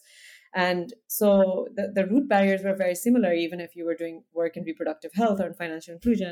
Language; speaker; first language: English; non-native, local second language; Hindi